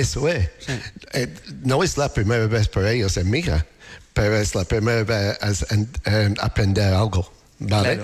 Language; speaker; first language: Spanish; non-native, learner; English